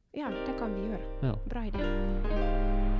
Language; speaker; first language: Swedish; non-native, local second language; Finnish